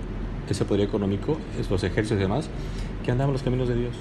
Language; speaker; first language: Spanish; native; Spanish